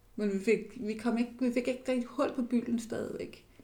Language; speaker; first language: Danish; native; Danish